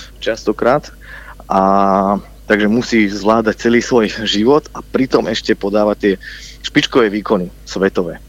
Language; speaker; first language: Slovak; native; Slovak